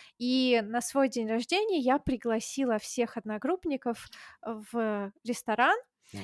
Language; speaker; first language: Russian; native; Russian